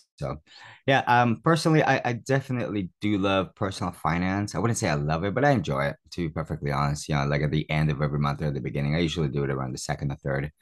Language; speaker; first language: English; early bilingual, other home language; Spanish